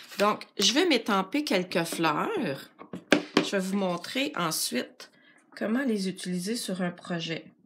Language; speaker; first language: French; native; French